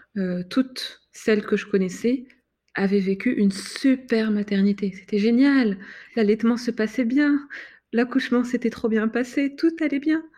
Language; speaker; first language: French; non-native, fluent; Arabic